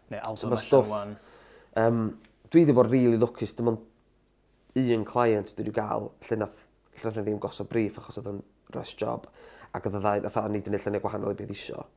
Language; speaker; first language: Welsh; native; Welsh